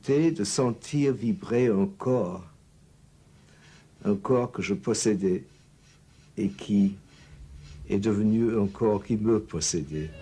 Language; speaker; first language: French; non-native, fluent; English